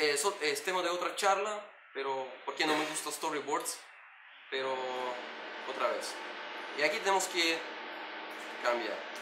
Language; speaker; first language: Spanish; non-native, learner; Russian